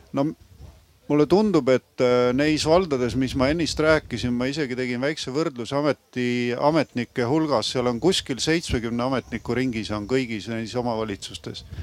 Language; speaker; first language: Estonian; native; Estonian